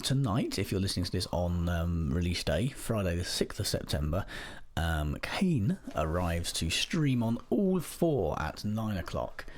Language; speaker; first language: English; native; English